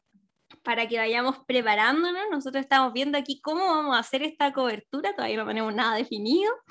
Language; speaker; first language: Spanish; native; Spanish